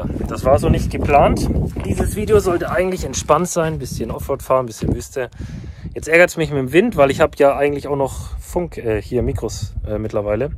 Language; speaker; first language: German; native; German